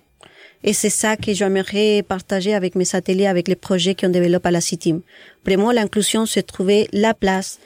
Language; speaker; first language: French; non-native, fluent; Spanish